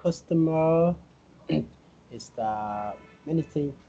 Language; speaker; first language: English; non-native, learner; Vietnamese